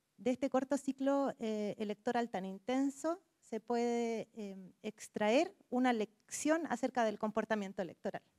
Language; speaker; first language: Spanish; native; Spanish